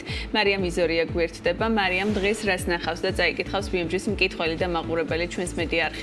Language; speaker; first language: Georgian; native; Georgian